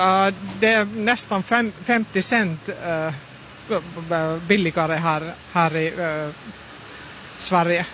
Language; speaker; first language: Swedish; non-native, local second language; Finnish